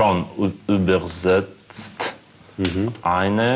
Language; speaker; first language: German; non-native, learner; Russian